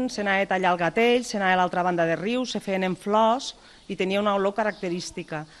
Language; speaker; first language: Catalan; native; Catalan